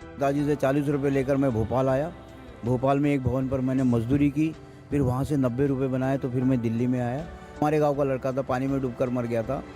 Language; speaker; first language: Hindi; non-native, local second language; Marathi